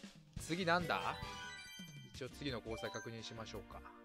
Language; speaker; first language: Japanese; native; Japanese